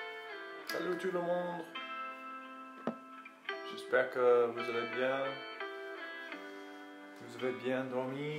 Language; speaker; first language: French; non-native, fluent; English